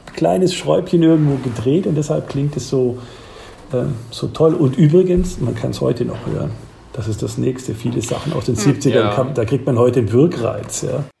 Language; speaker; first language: German; native; German